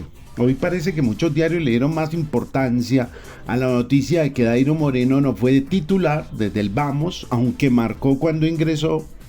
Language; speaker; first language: Spanish; native; Spanish